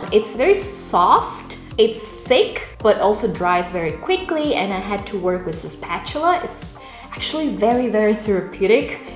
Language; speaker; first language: English; non-native, fluent; Russian